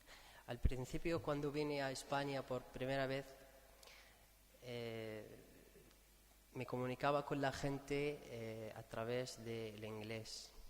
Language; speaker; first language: Spanish; non-native, fluent; Arabic